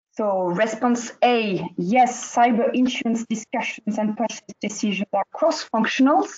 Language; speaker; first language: English; non-native, fluent; French